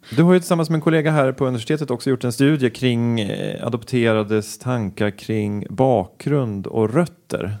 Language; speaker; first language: Swedish; native; Swedish